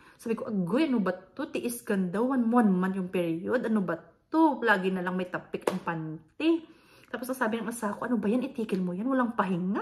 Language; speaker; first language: Filipino; non-native, local second language; Hiligaynon